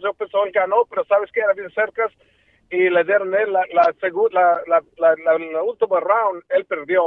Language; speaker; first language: Spanish; early bilingual, heritage; Spanish